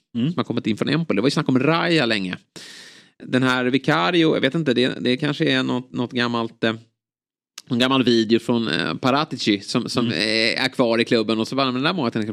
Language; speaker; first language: Swedish; native; Swedish